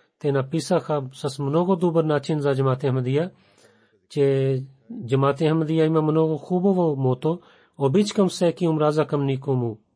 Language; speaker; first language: Bulgarian; non-native, learner; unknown